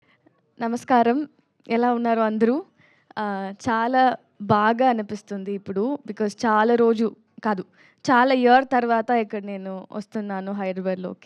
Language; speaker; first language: Telugu; non-native, learner; Tamil